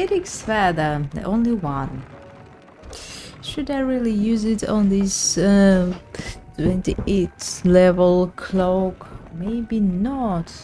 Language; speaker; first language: English; non-native, learner; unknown